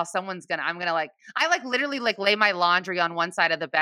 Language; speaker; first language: English; native; English